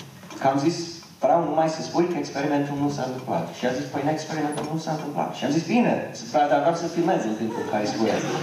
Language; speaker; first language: Romanian; non-native, fluent; English